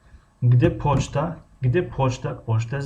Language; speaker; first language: Russian; non-native, fluent; Tajik